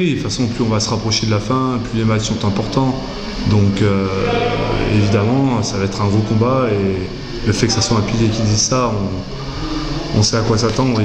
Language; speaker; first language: French; native; French